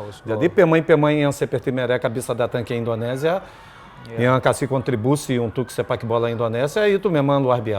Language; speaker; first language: Indonesian; non-native, fluent; Portuguese